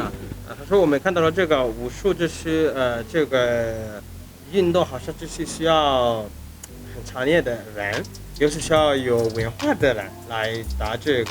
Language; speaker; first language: Chinese; non-native, fluent; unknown